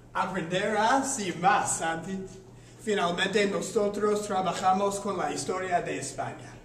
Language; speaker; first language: Spanish; non-native, learner; English